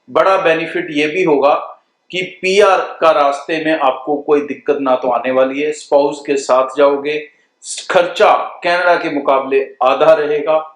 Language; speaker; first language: Hindi; non-native, local second language; Punjabi